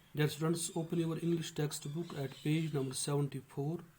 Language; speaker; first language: English; non-native, local second language; Urdu